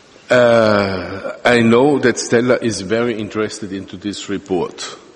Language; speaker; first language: English; non-native, fluent; German